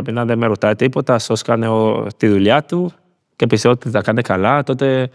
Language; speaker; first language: Greek; non-native, learner; Spanish